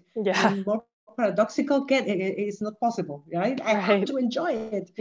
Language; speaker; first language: English; non-native, fluent; Spanish